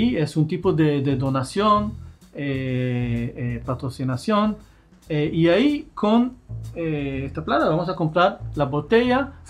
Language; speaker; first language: Spanish; non-native, fluent; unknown